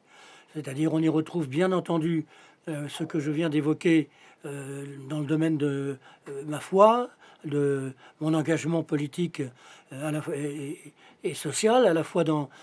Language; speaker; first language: French; native; French